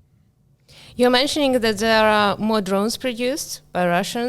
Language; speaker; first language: English; non-native, fluent; Ukrainian